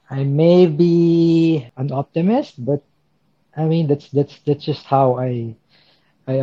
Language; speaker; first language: English; non-native, local second language; Filipino